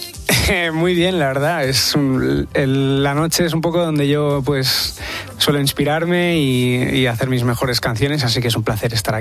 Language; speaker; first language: Spanish; early bilingual, other home language; English